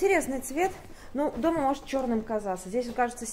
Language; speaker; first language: Russian; native; Russian